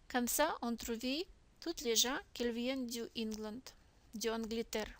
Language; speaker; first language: French; non-native, learner; Russian